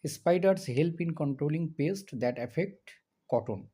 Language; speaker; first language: English; non-native, local second language; Bangla